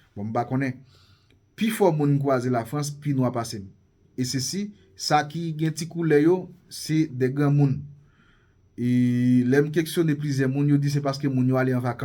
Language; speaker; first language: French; non-native, local second language; Haitian Creole